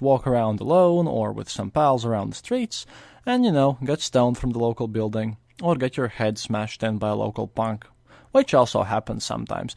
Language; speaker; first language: English; non-native, fluent; Latvian